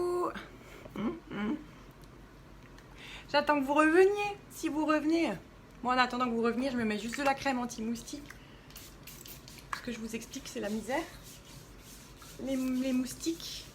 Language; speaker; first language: French; native; French